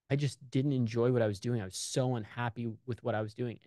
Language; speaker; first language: English; native; English